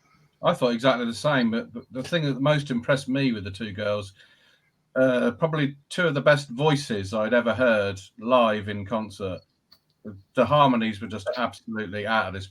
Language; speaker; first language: English; native; English